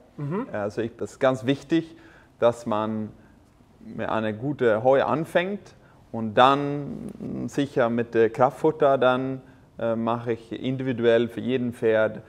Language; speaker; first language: German; non-native, fluent; Swedish